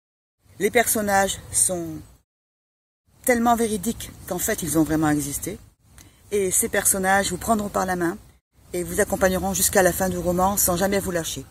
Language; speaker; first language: French; native; French